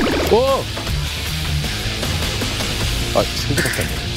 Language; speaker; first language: Korean; native; Korean